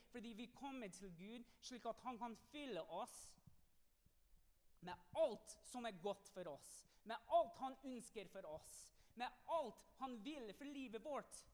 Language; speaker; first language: Norwegian; non-native, fluent; English